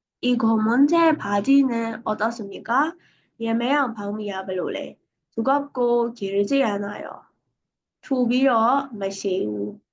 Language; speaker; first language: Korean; non-native, fluent; Burmese